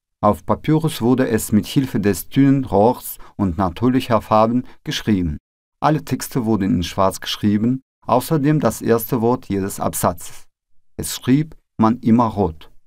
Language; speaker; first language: German; non-native, fluent; Russian